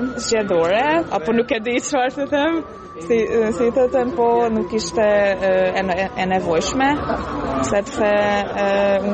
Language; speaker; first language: Albanian; non-native, learner; Hungarian